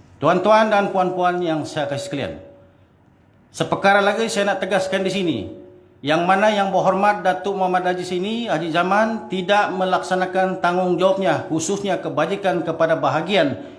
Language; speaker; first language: Malay; native; Malay